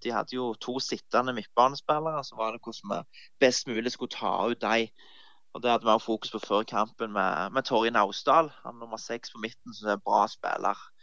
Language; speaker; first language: Norwegian; native; Norwegian